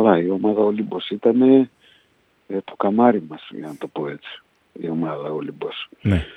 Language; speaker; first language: Greek; early bilingual, heritage; Greek